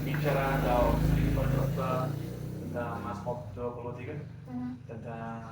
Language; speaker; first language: Indonesian; non-native, learner; English